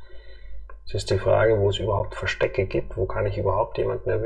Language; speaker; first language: German; native; German